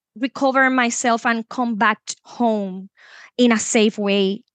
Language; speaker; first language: English; non-native, fluent; Spanish